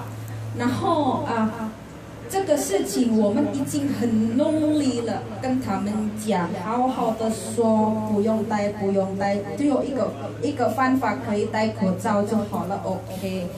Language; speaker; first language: Chinese; non-native, learner; Indonesian